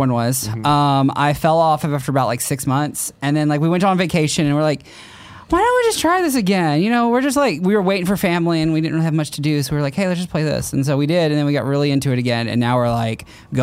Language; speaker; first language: English; native; English